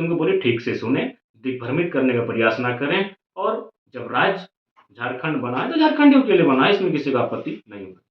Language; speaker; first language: Hindi; non-native, local second language; Magahi